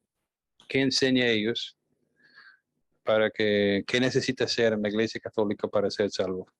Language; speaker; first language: Spanish; non-native, fluent; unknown